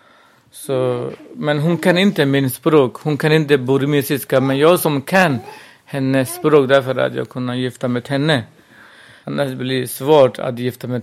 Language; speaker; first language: Swedish; non-native, local second language; Burmese